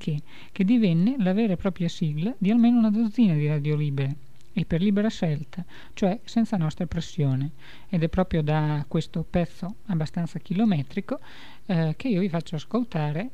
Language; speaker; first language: Italian; native; Italian